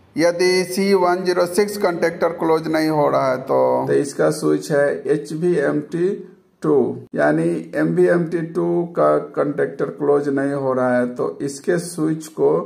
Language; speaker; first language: Hindi; native; Hindi